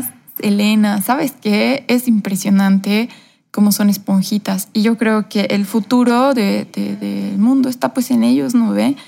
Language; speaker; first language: Spanish; native; Spanish